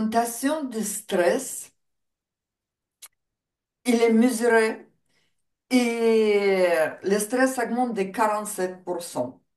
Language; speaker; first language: French; non-native, fluent; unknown